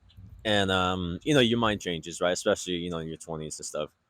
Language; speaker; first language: English; native; English